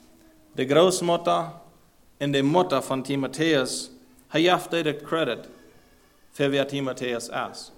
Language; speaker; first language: Dutch; non-native, learner; German